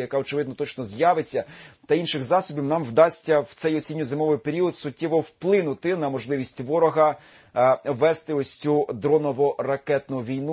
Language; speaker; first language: Ukrainian; native; Ukrainian